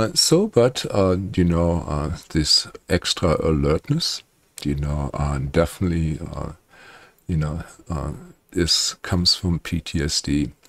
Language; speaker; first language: English; non-native, fluent; German